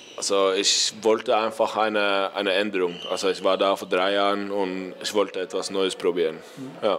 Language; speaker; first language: German; non-native, learner; Norwegian